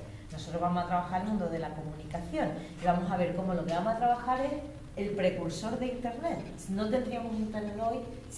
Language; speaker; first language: Spanish; native; Spanish